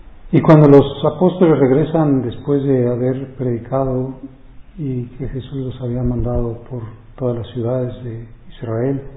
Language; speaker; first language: Spanish; native; Spanish